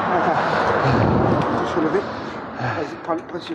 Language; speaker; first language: French; native; French